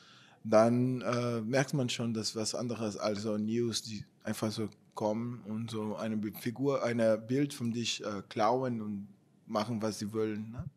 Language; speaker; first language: German; non-native, fluent; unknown